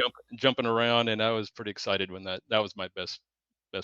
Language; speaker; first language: English; native; English